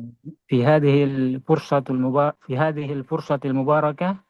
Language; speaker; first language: Arabic; non-native, learner; Indonesian